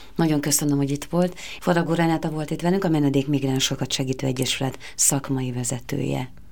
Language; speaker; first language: Hungarian; native; Hungarian